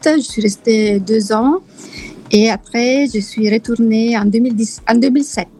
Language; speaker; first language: French; non-native, fluent; Italian